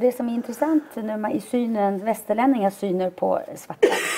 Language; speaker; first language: Swedish; native; Swedish